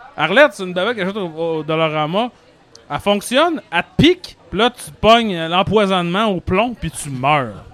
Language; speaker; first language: French; native; French